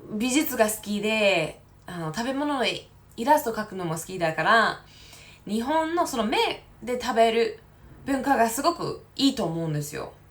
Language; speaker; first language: Japanese; non-native, fluent; English